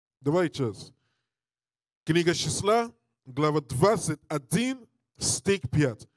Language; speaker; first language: Russian; non-native, learner; English